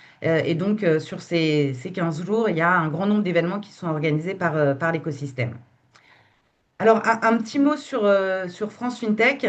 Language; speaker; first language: French; native; French